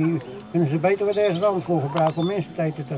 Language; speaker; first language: Dutch; native; Dutch